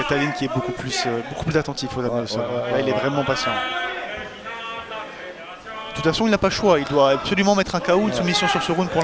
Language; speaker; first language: French; native; French